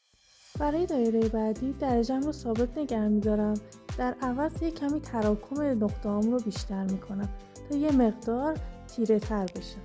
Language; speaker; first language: Persian; native; Persian